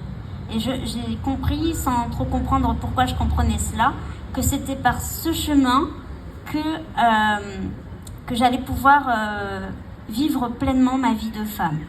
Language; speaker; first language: French; native; French